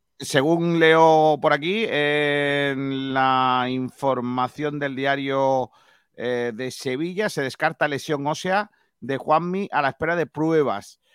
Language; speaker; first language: Spanish; native; Spanish